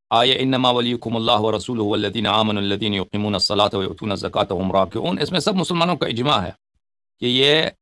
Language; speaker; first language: Urdu; non-native, fluent; Persian